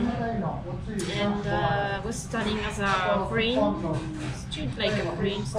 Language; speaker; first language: English; non-native, fluent; Italian